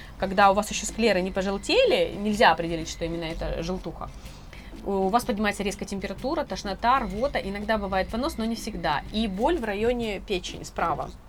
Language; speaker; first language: Russian; native; Russian